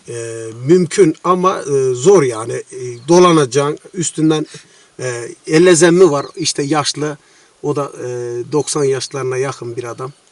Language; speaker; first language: Turkish; native; Turkish